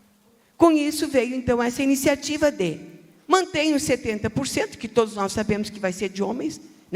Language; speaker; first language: Portuguese; native; Portuguese